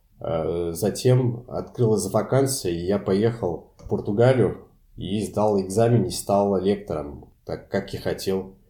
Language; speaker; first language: Russian; non-native, fluent; Portuguese